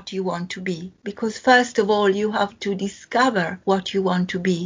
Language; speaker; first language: English; non-native, fluent; Italian